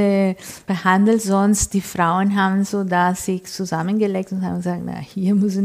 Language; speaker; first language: German; non-native, fluent; Spanish